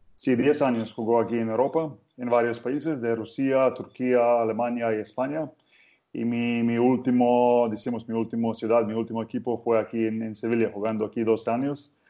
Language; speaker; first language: Spanish; non-native, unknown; Slovenian